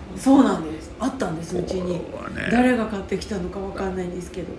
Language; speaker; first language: Japanese; native; Japanese